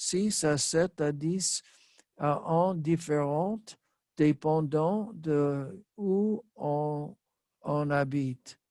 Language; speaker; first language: French; non-native, learner; English